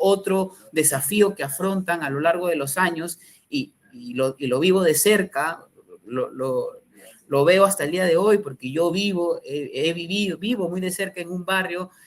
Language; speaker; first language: Spanish; native; Spanish